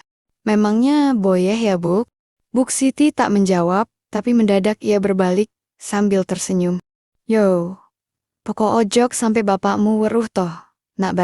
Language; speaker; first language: Indonesian; native; Indonesian